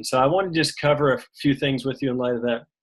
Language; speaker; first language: English; native; English